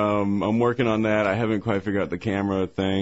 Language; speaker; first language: English; native; English